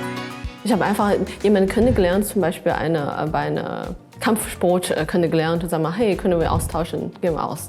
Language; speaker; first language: German; non-native, fluent; Chinese